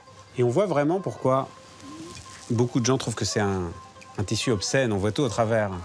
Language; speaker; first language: French; native; French